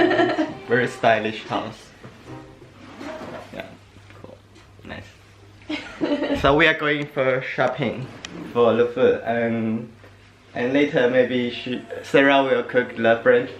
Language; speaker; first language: English; non-native, learner; Chinese